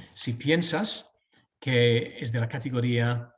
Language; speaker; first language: Spanish; non-native, fluent; English